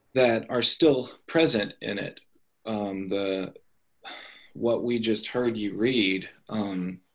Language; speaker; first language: English; native; English